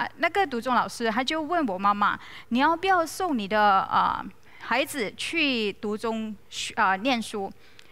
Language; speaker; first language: Chinese; non-native, local second language; Malay